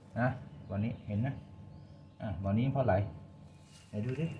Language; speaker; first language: Thai; native; Thai